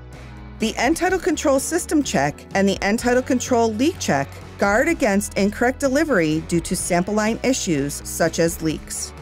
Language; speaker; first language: English; native; English